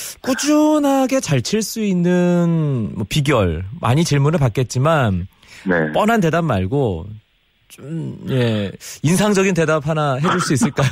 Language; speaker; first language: Korean; native; Korean